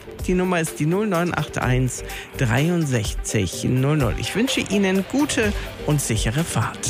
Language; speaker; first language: German; native; German